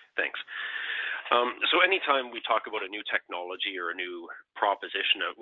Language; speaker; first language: English; native; English